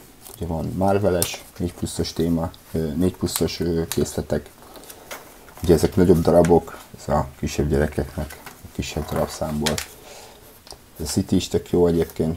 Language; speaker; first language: Hungarian; native; Hungarian